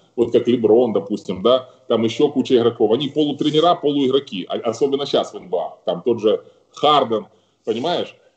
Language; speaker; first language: Russian; native; Russian